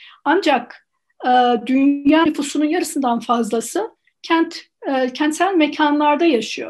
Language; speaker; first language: Turkish; native; Turkish